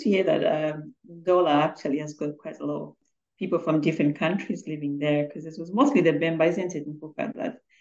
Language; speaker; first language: English; non-native, local second language; Bemba